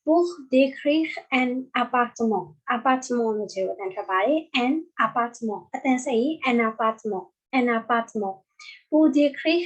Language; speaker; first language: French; non-native, fluent; Burmese